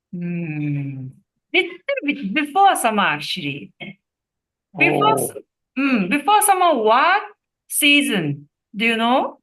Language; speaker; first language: English; non-native, learner; Japanese